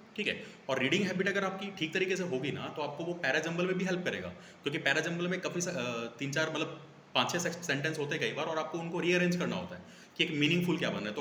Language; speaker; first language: Hindi; native; Hindi